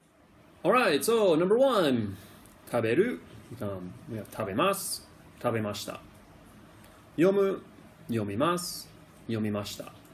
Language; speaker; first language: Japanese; non-native, fluent; English